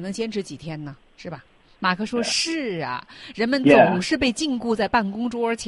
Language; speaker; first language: Chinese; native; Chinese